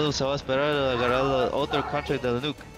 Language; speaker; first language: Spanish; early bilingual, heritage; English